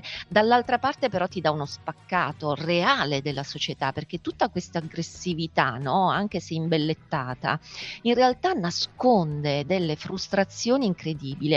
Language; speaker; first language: Italian; native; Italian